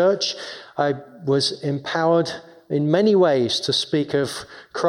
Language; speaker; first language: English; native; English